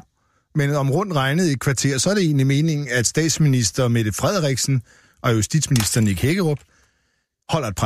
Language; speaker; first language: Danish; native; Danish